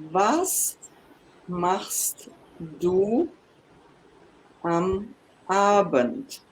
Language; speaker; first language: German; non-native, fluent; English